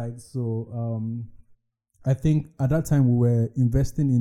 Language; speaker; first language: English; non-native, local second language; Yoruba